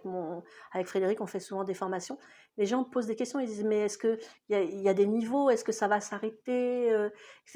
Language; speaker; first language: French; native; French